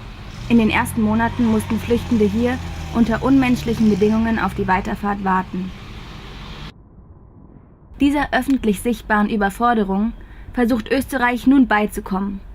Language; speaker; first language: German; native; German